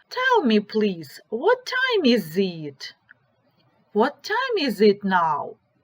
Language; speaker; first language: English; non-native, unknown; Ukrainian